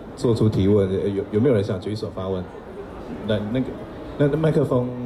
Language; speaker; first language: Chinese; native; Chinese